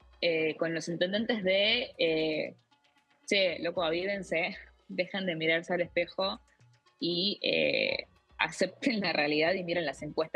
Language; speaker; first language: Spanish; native; Spanish